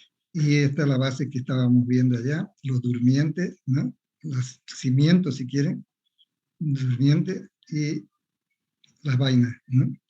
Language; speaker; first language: Spanish; native; Spanish